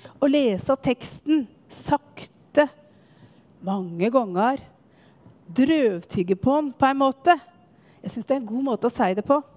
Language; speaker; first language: Norwegian; native; Norwegian